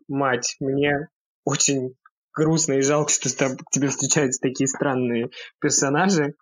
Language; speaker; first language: Russian; early bilingual, heritage; Russian